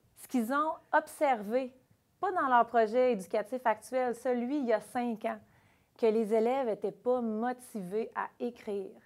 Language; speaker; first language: French; native; French